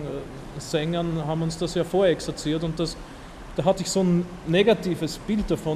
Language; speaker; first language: German; native; German